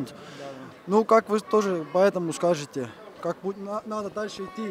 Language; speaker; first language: Russian; non-native, learner; Estonian